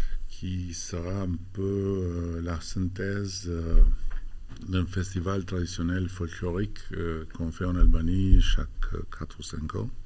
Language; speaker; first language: French; non-native, fluent; Albanian